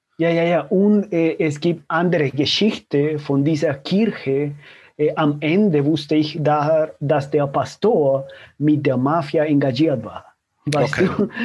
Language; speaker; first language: German; non-native, fluent; Spanish